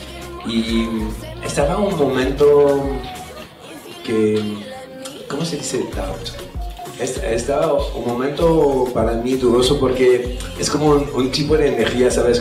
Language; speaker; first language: Spanish; non-native, fluent; French